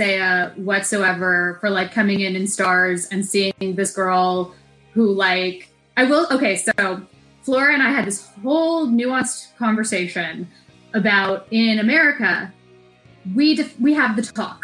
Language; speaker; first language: English; native; English